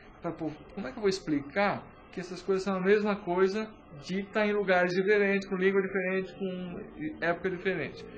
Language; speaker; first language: Portuguese; native; Portuguese